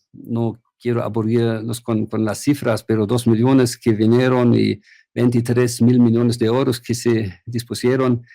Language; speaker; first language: Spanish; non-native, fluent; German